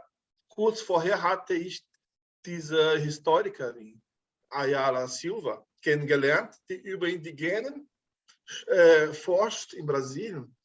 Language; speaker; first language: German; non-native, fluent; Portuguese